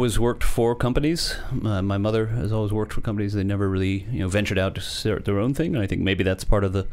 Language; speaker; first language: English; native; English